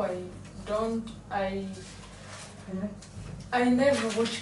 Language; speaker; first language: English; non-native, learner; Russian